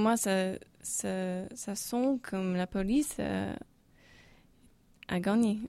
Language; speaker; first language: French; non-native, learner; English